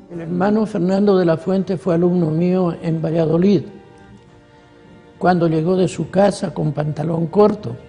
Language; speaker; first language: Spanish; native; Spanish